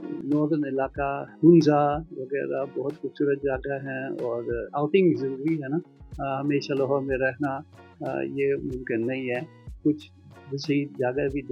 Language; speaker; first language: Hindi; non-native, fluent; Dutch